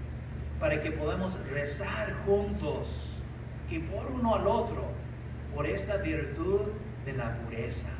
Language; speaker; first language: Spanish; early bilingual, heritage; English